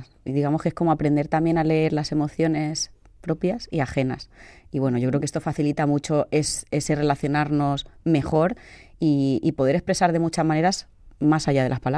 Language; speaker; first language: Spanish; native; Spanish